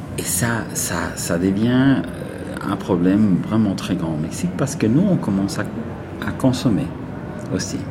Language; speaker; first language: French; non-native, fluent; Spanish